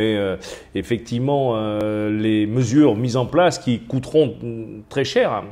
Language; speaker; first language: French; native; French